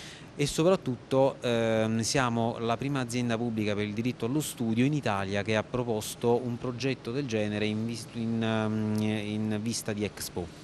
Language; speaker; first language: Italian; native; Italian